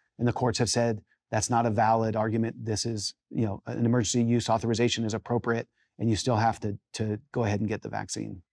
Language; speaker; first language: English; native; English